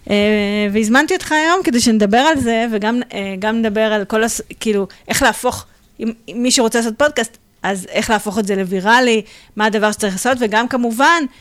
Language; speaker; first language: Hebrew; native; Hebrew